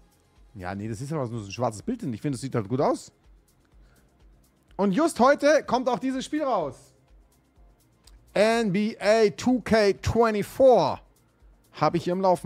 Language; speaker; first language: German; native; German